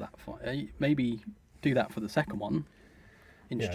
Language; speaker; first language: English; native; English